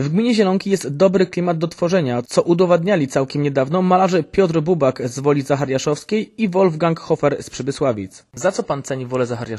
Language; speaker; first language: Polish; native; Polish